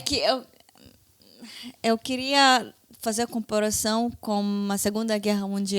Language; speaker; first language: Portuguese; non-native, fluent; Hebrew